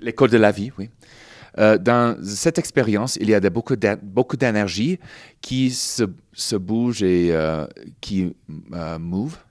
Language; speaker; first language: French; non-native, fluent; English